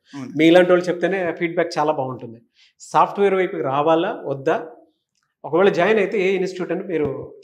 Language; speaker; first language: Telugu; native; Telugu